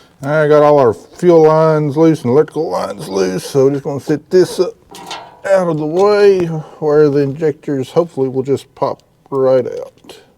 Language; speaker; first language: English; native; English